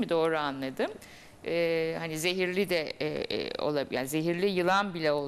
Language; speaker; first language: Turkish; native; Turkish